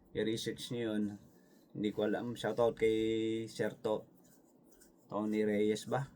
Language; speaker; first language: Filipino; non-native, local second language; Cebuano